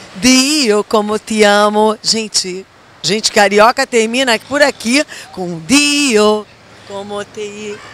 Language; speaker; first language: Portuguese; native; Portuguese